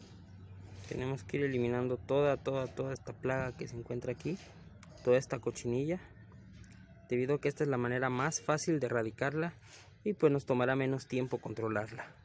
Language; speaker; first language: Spanish; native; Spanish